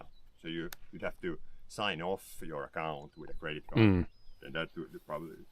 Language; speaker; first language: English; non-native, fluent; Swedish